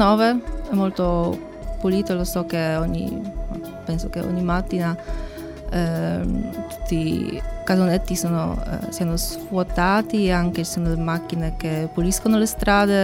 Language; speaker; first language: Italian; non-native, learner; Polish